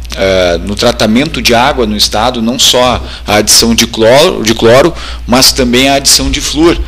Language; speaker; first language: Portuguese; native; Portuguese